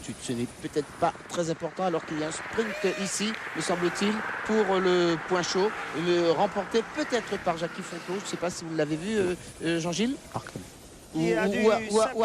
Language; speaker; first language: French; native; French